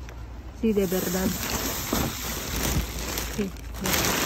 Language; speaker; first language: Spanish; non-native, learner; Filipino